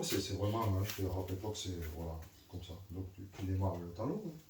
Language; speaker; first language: French; native; French